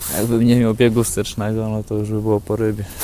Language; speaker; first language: Polish; native; Polish